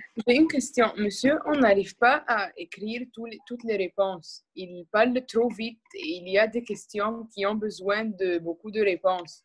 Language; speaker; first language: French; non-native, learner; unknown